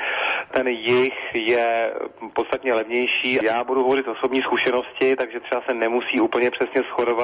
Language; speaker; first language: Czech; native; Czech